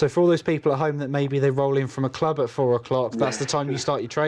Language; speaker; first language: English; native; English